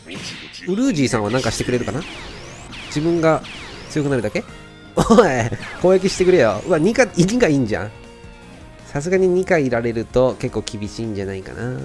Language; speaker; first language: Japanese; native; Japanese